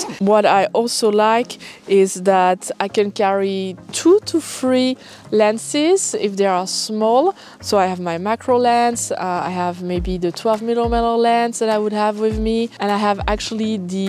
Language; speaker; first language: English; non-native, fluent; French